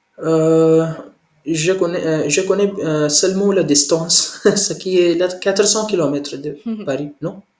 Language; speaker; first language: French; non-native, learner; Hindi